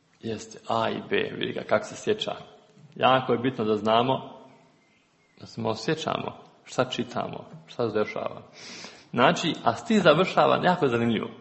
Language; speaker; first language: Serbian; native; Serbian